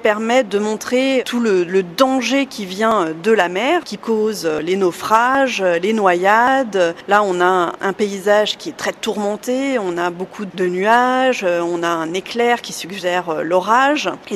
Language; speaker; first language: French; native; French